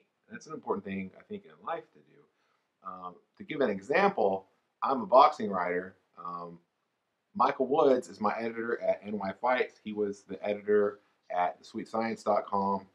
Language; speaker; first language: English; native; English